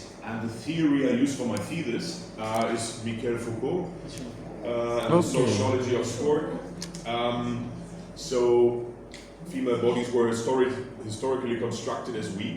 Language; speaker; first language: English; non-native, fluent; German